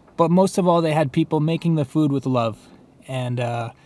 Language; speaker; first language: English; native; English